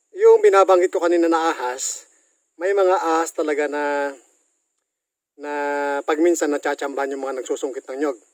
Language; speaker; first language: Filipino; native; Filipino